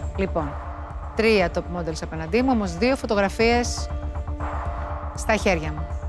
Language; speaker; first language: Greek; native; Greek